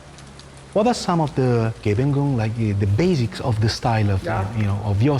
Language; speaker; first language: English; non-native, fluent; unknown